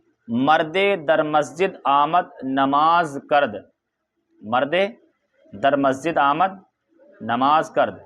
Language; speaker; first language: Persian; non-native, fluent; Urdu